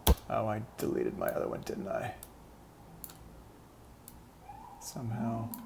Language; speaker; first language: English; native; English